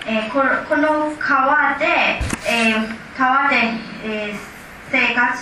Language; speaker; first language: Japanese; non-native, learner; Burmese